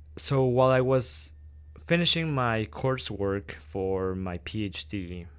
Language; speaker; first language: English; non-native, fluent; Spanish